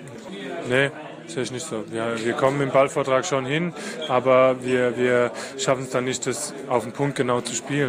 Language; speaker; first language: German; native; German